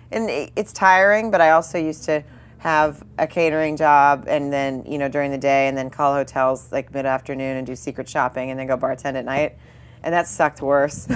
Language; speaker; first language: English; native; English